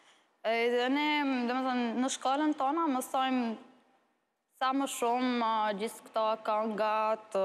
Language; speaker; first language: Albanian; non-native, learner; Arabic